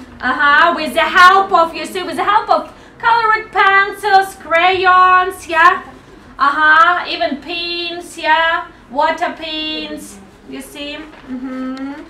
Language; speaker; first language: English; non-native, fluent; Ukrainian